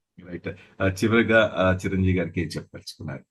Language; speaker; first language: Telugu; native; Telugu